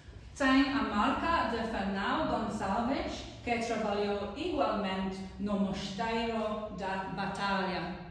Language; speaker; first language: Portuguese; non-native, learner; English